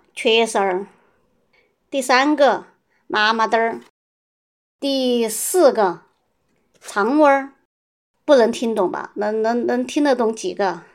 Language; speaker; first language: Chinese; native; Chinese